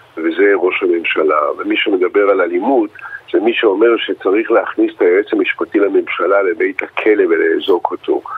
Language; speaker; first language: Hebrew; native; Hebrew